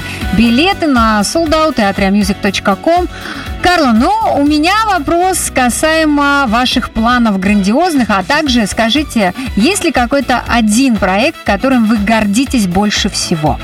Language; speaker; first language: Russian; native; Russian